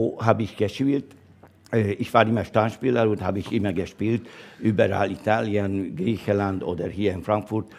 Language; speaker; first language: German; non-native, learner; Hungarian